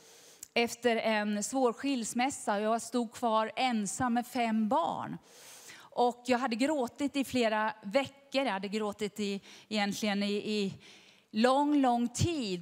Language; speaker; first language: Swedish; native; Swedish